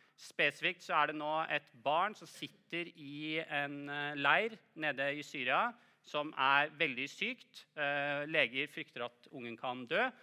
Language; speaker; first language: Norwegian; native; Norwegian